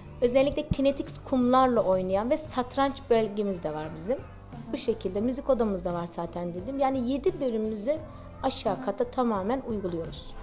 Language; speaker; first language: Turkish; early bilingual, heritage; Turkish